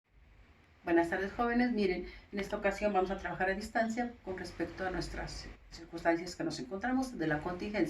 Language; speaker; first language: Spanish; native; Spanish